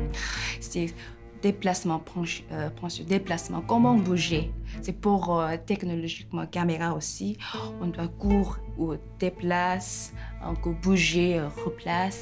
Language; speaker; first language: French; non-native, learner; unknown